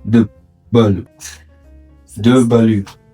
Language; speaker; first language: French; non-native, learner; English